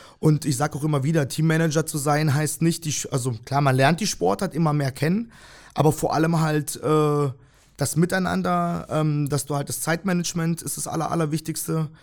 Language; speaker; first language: German; early bilingual, other home language; Russian